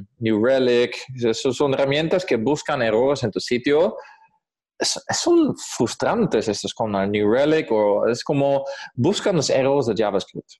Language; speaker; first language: Spanish; non-native, fluent; Dutch